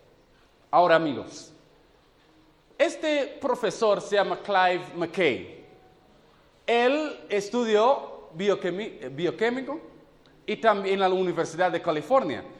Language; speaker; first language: Spanish; non-native, fluent; English